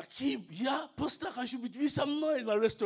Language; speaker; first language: German; non-native, learner; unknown